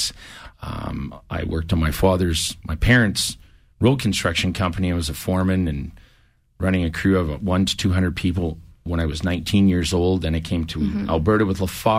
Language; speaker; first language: English; native; English